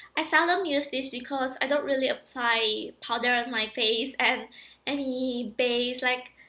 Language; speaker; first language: English; non-native, fluent; Indonesian